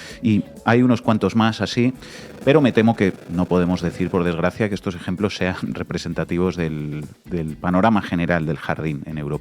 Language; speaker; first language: Spanish; native; Spanish